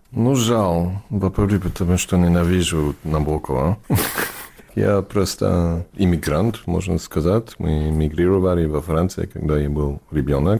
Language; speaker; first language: Russian; non-native, fluent; English